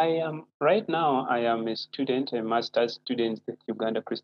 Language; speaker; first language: English; non-native, local second language; Acoli